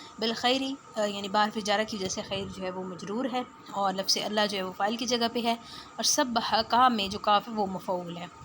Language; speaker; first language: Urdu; non-native, local second language; Punjabi